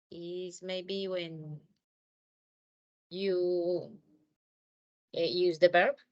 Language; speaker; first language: English; non-native, learner; Spanish